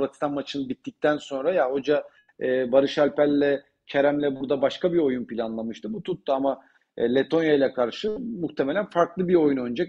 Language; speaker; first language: Turkish; native; Turkish